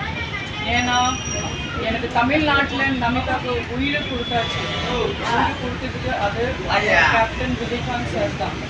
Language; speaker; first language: Tamil; non-native, learner; Gujarati